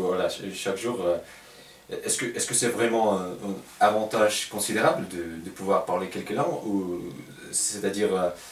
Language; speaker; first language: French; non-native, fluent; Russian